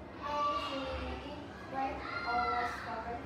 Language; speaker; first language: English; non-native, learner; Vietnamese